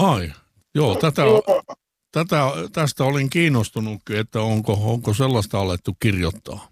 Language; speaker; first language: Finnish; native; Finnish